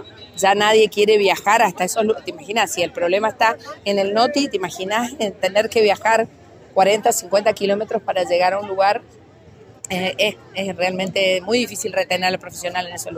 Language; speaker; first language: Spanish; native; Spanish